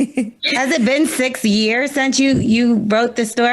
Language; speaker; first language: English; native; English